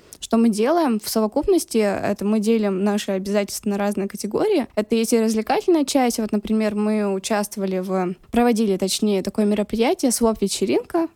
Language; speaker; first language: Russian; non-native, local second language; Lezghian